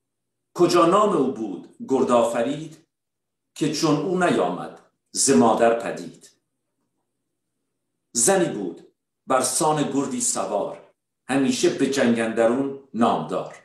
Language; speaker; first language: Persian; native; Persian